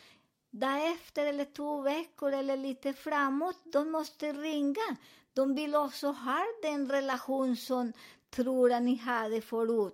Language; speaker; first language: Swedish; non-native, learner; Spanish